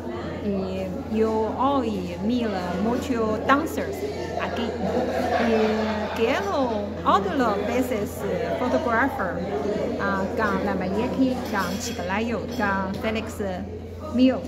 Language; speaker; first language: Spanish; non-native, learner; Chinese